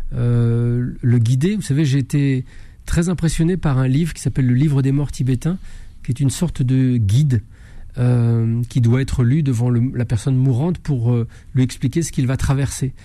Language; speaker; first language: French; native; French